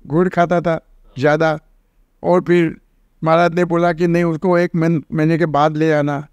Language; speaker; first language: Hindi; non-native, local second language; Gujarati